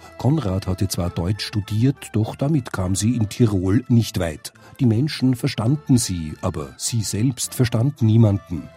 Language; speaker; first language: German; native; German